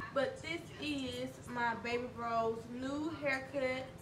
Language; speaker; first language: English; native; English